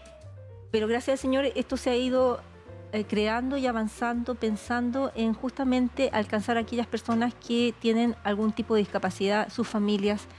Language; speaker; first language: Spanish; native; Spanish